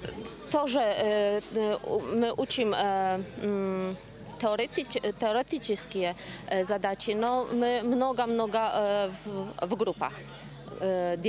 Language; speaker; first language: Russian; non-native, learner; Polish